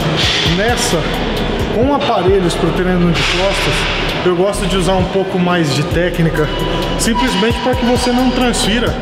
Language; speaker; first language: Portuguese; native; Portuguese